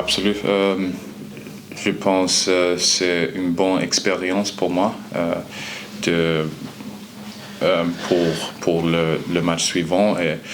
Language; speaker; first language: French; non-native, learner; Swedish